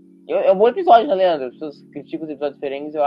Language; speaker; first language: Portuguese; native; Portuguese